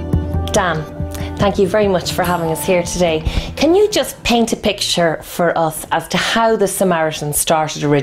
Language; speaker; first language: English; native; English